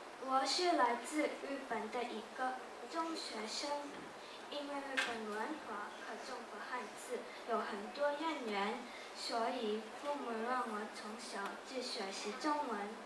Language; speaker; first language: Chinese; non-native, learner; Japanese